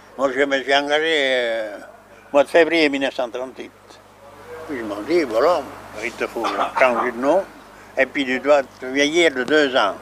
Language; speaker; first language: French; non-native, local second language; Swiss German